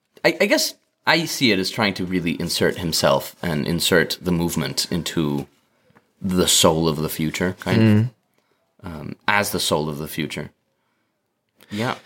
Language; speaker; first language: English; native; English